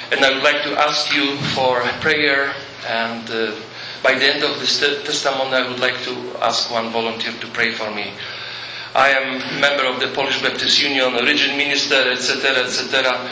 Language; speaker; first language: English; non-native, fluent; Polish